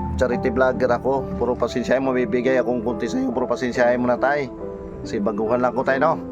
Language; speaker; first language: Filipino; non-native, local second language; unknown